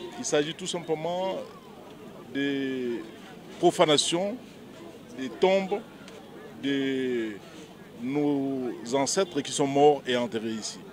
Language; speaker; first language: French; non-native, local second language; Lingala